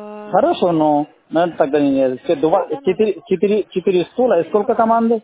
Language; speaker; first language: Russian; non-native, learner; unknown